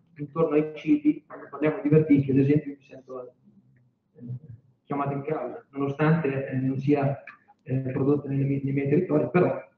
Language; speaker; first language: Italian; native; Italian